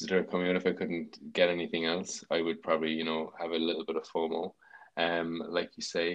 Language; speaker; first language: English; native; English